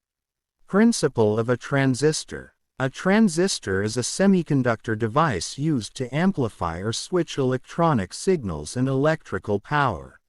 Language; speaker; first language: English; non-native, learner; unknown